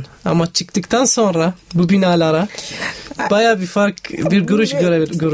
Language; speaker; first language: Turkish; non-native, learner; Arabic